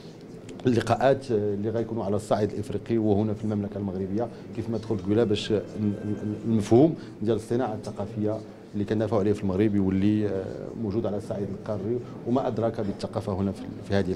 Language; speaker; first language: Arabic; native; Arabic